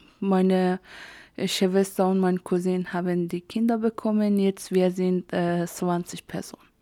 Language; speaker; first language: German; non-native, learner; Persian